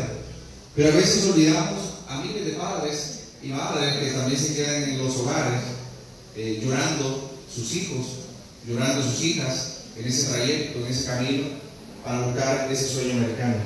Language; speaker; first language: Spanish; native; Spanish